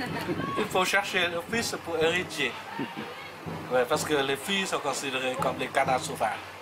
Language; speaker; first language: French; non-native, fluent; Vietnamese